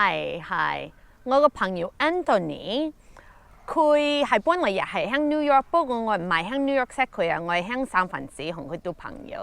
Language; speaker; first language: Cantonese; early bilingual, heritage; Cantonese